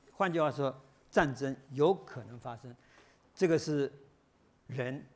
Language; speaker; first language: Chinese; native; Chinese